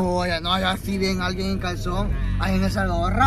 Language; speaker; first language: Spanish; native; Spanish